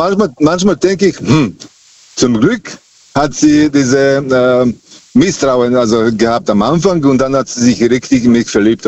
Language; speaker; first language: German; native; German